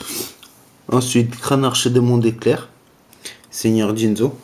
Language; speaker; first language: French; native; French